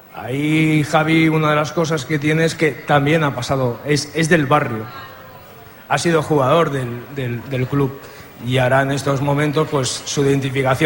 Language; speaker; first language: Spanish; native; Spanish